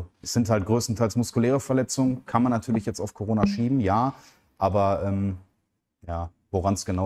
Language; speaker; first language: German; native; German